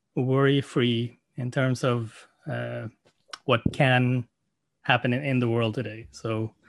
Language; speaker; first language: English; non-native, fluent; Norwegian